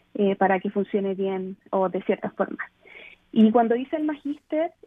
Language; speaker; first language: Spanish; native; Spanish